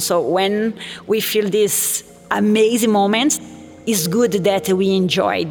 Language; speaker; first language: English; non-native, fluent; Portuguese